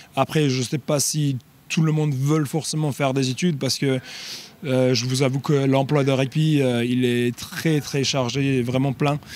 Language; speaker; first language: French; non-native, fluent; English